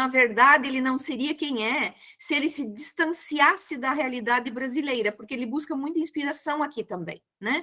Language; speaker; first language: Portuguese; native; Portuguese